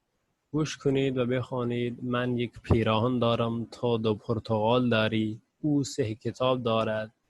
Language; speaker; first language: Persian; non-native, fluent; Urdu